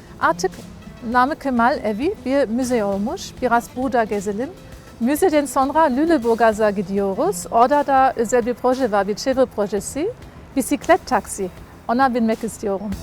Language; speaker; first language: Turkish; non-native, fluent; German